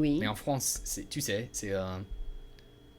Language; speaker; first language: French; non-native, learner; English